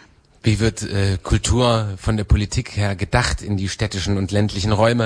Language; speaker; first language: German; native; German